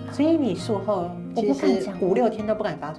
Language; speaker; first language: Chinese; native; Chinese